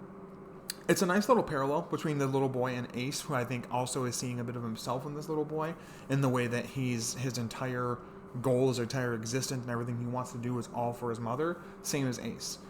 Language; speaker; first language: English; native; English